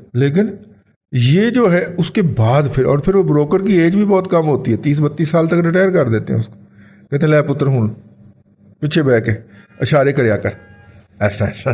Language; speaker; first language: Urdu; non-native, local second language; Punjabi